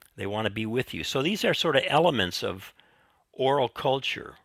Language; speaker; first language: English; native; English